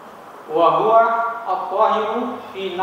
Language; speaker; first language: Arabic; non-native, learner; Indonesian